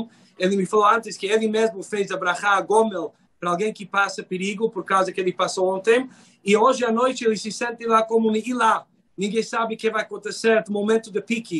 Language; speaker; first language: Portuguese; non-native, fluent; Hebrew